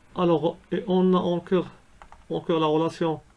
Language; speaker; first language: French; non-native, local second language; Arabic